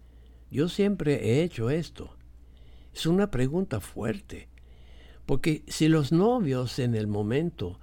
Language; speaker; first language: Spanish; non-native, fluent; English